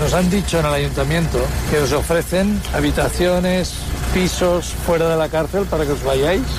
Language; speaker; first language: Spanish; native; Spanish